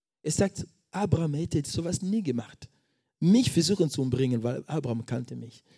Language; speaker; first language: German; non-native, fluent; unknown